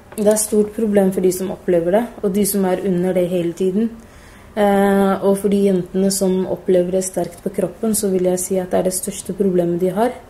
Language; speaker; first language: Norwegian; early bilingual, other home language; Somali